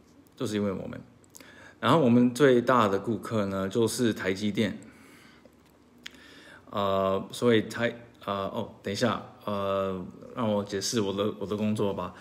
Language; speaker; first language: Chinese; early bilingual, heritage; Chinese